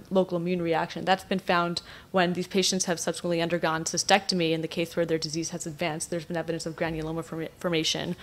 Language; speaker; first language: English; native; English